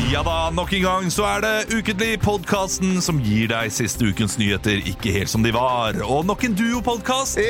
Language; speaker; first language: Norwegian; native; Norwegian